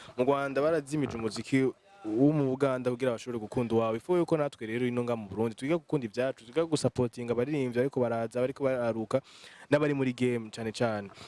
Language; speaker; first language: Rundi; native; Rundi